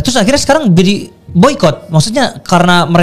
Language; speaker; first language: Indonesian; native; Indonesian